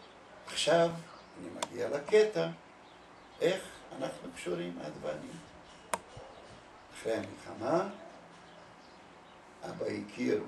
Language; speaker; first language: Hebrew; early bilingual, other home language; Polish